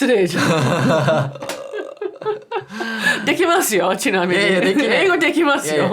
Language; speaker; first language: Japanese; non-native, fluent; English